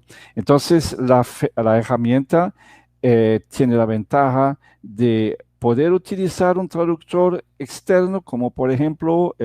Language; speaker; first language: Spanish; non-native, fluent; Portuguese